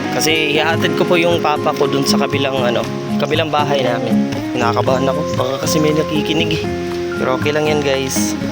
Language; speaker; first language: Filipino; non-native, local second language; Cebuano